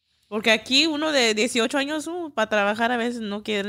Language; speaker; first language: Spanish; early bilingual, heritage; Spanish